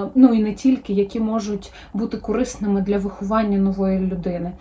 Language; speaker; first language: Ukrainian; non-native, local second language; Russian